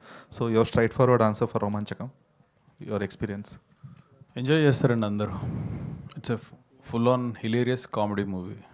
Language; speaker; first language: Telugu; native; Telugu